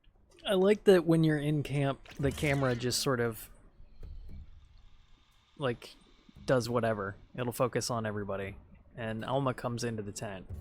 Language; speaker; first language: English; native; English